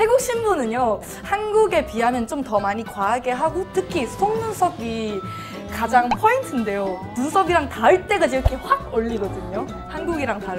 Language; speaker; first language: Korean; non-native, fluent; Thai